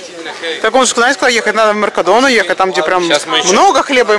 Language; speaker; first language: Russian; native; Russian